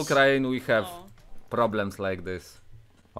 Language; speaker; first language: English; non-native, learner; Polish